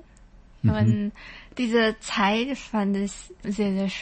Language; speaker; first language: German; non-native, learner; Chinese